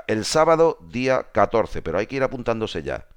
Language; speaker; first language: Spanish; native; Spanish